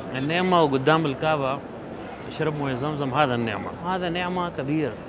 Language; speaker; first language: Arabic; non-native, learner; Urdu